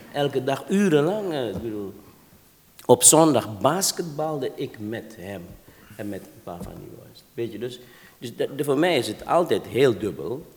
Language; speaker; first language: Dutch; native; Dutch